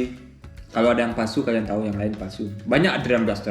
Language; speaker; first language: Indonesian; early bilingual, heritage; German